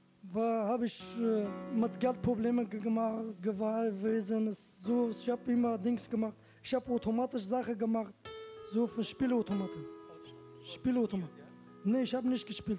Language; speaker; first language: German; non-native, learner; Turkish